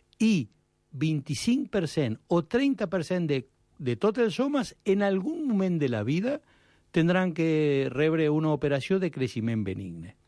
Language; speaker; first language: Catalan; non-native, fluent; Spanish